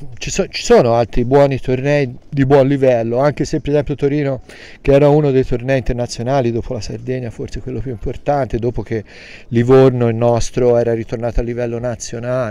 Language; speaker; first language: Italian; native; Italian